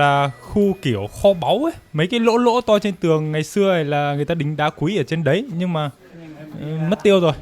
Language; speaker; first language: Vietnamese; native; Vietnamese